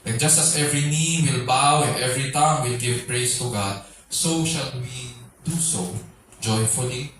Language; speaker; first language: English; non-native, local second language; Filipino